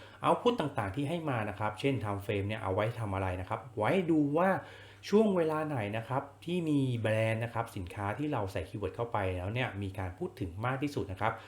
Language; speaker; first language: Thai; native; Thai